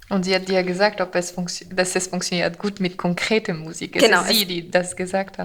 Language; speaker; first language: German; non-native, fluent; French